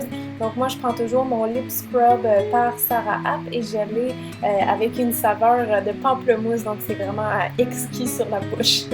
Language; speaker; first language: French; native; French